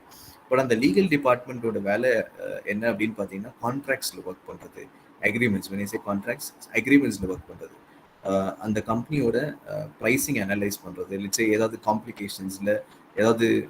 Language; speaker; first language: Tamil; native; Tamil